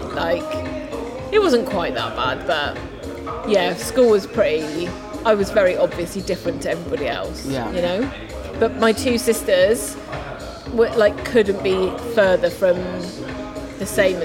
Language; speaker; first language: English; native; English